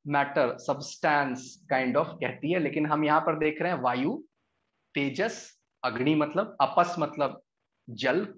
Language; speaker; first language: Hindi; native; Hindi